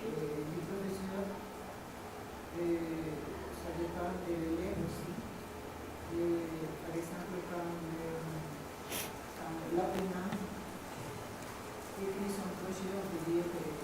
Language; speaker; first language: French; non-native, fluent; Spanish